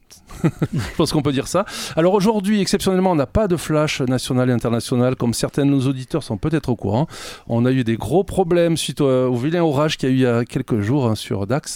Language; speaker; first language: French; native; French